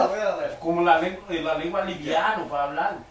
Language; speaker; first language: Spanish; non-native, learner; Haitian Creole